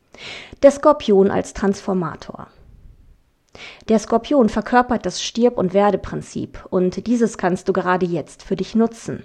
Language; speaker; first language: German; native; German